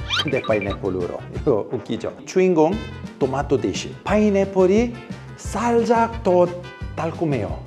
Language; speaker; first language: Korean; non-native, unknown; Italian